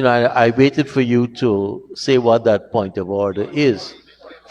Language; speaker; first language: English; native; English